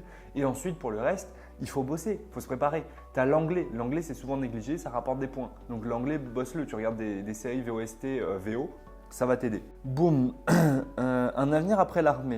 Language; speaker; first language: French; native; French